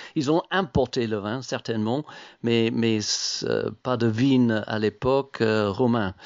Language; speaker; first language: French; non-native, fluent; English